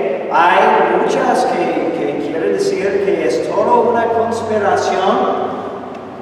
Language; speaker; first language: Spanish; non-native, fluent; English